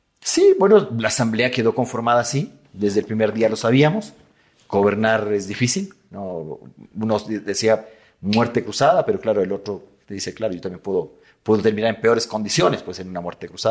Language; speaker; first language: Spanish; native; Spanish